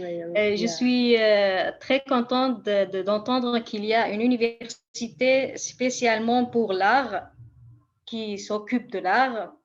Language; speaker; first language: French; non-native, fluent; Kurdish